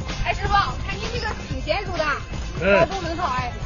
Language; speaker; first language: Chinese; native; Chinese